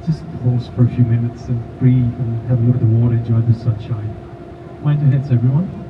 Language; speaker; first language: English; non-native, fluent; Danish